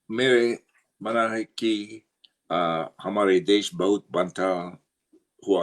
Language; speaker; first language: Hindi; non-native, learner; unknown